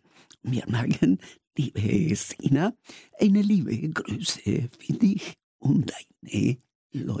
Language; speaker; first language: German; non-native, learner; Spanish